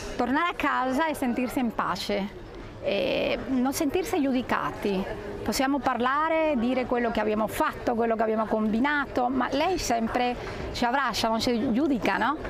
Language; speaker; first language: Italian; non-native, fluent; Spanish